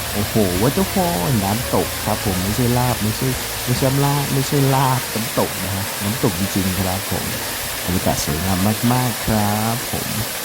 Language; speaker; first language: Thai; native; Thai